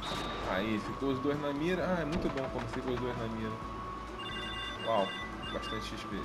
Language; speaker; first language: Portuguese; native; Portuguese